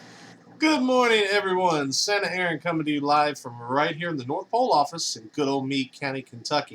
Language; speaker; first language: English; native; English